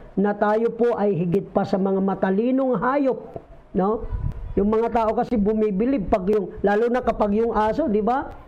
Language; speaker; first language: Filipino; non-native, local second language; Bikol